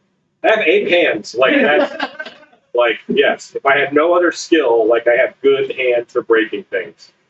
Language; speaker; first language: English; native; English